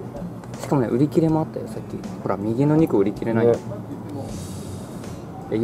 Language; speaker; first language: Japanese; native; Japanese